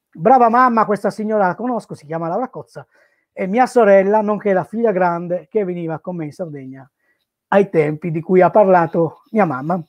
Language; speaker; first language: Italian; native; Italian